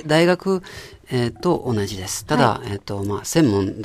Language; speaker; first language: Japanese; non-native, learner; French